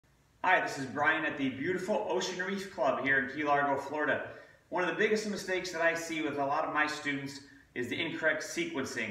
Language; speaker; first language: English; native; English